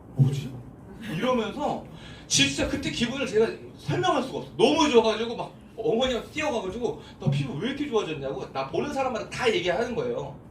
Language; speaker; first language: Korean; native; Korean